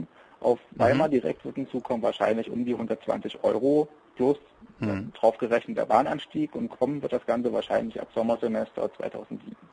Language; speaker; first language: German; native; German